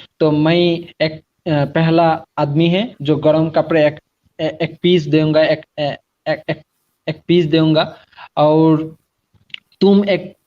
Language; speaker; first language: Hindi; non-native, learner; Bangla